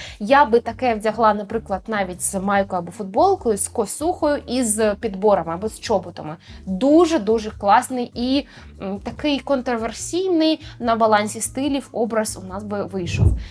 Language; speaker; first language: Ukrainian; native; Ukrainian